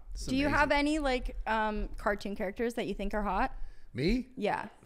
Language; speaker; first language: English; native; English